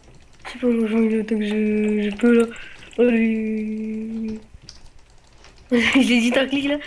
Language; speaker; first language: French; native; French